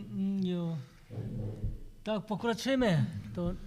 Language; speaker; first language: Czech; non-native, learner; Korean